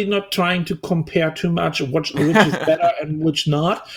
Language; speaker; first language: English; non-native, fluent; German